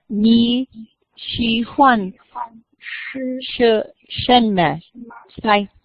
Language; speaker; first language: Chinese; non-native, learner; English